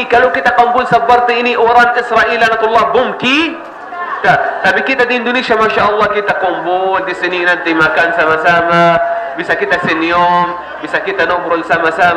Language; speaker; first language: Indonesian; non-native, learner; Arabic